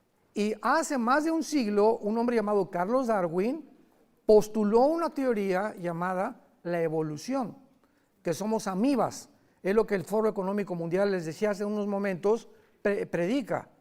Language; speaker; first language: Spanish; native; Spanish